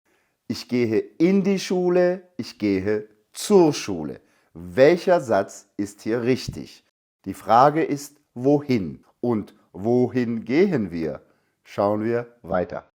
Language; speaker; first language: German; non-native, fluent; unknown